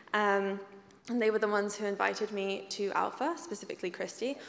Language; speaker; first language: English; native; English